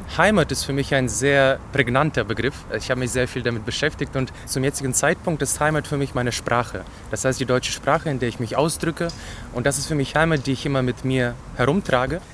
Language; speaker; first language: German; non-native, fluent; Russian